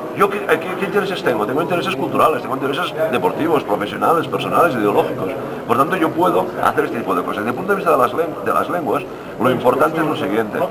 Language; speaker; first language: Spanish; non-native, local second language; Catalan